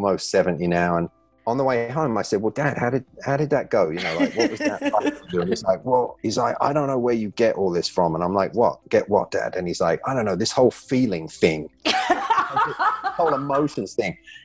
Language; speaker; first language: English; native; English